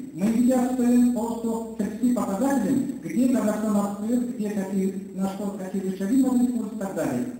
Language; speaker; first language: Russian; non-native, local second language; Kazakh